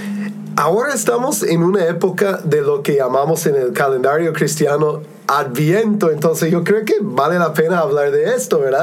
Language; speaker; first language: Spanish; non-native, fluent; English